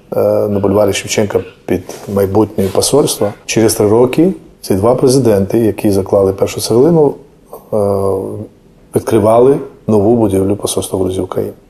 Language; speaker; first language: Ukrainian; non-native, fluent; Georgian